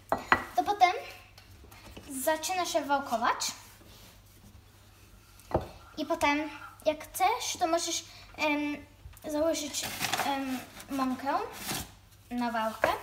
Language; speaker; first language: Polish; early bilingual, heritage; Polish